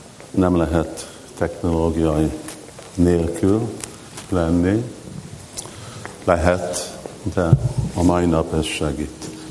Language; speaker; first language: Hungarian; early bilingual, heritage; Hungarian